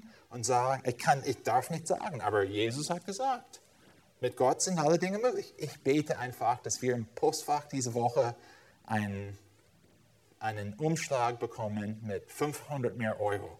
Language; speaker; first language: German; non-native, fluent; English